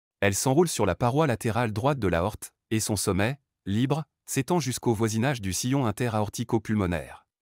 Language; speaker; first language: French; non-native, local second language; Arabic